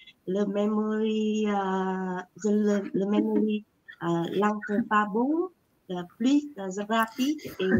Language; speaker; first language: French; non-native, learner; Vietnamese